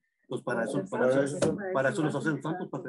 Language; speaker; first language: Spanish; native; Spanish